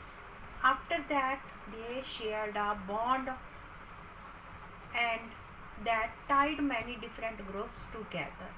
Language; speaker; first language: English; non-native, local second language; Hindi